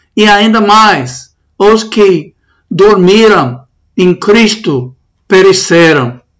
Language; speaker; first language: Portuguese; non-native, fluent; English